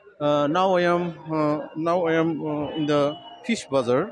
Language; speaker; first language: English; non-native, learner; Bangla